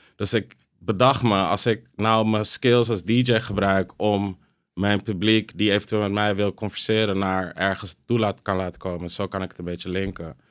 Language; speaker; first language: Dutch; early bilingual, other home language; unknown